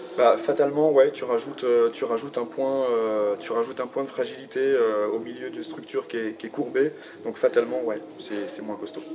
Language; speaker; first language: French; native; French